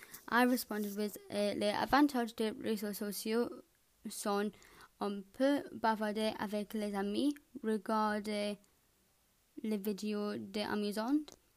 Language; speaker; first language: French; non-native, learner; English